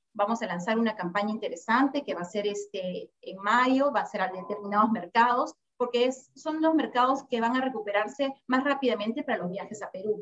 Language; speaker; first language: Spanish; native; Spanish